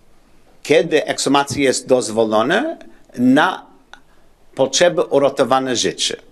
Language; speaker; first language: Polish; non-native, learner; English